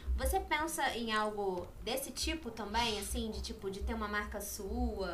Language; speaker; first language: Portuguese; native; Portuguese